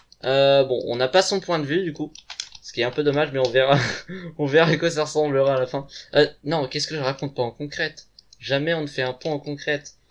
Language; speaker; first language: French; native; French